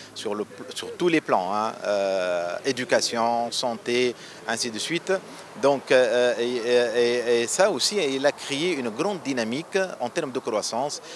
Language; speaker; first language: French; non-native, local second language; Arabic